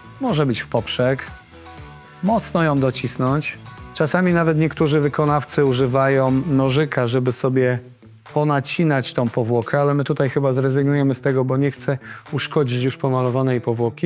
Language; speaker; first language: Polish; native; Polish